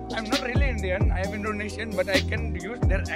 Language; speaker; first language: English; non-native, learner; Indonesian